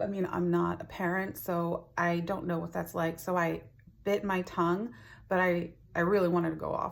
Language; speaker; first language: English; native; English